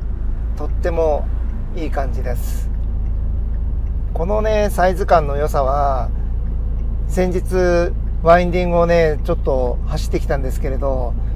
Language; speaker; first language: Japanese; native; Japanese